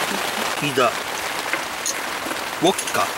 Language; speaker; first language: Japanese; native; Japanese